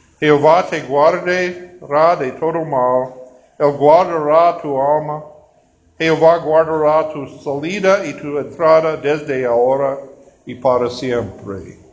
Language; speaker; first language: Spanish; non-native, learner; English